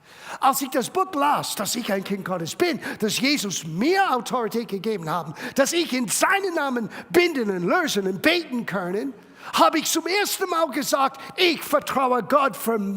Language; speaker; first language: German; non-native, fluent; English